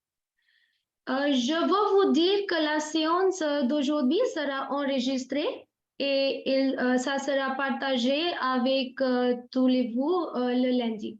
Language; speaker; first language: French; non-native, fluent; Hindi